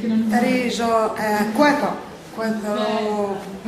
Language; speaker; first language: Italian; non-native, learner; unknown